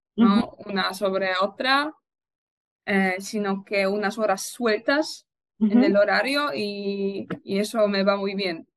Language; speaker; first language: Spanish; non-native, fluent; Polish